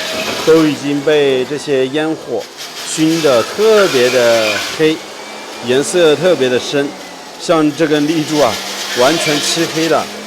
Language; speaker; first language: Chinese; native; Chinese